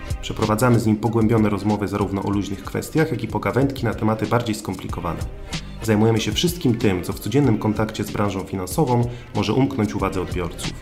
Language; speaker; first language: Polish; native; Polish